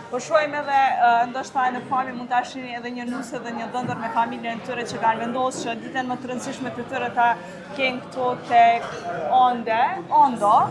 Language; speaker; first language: Albanian; native; Albanian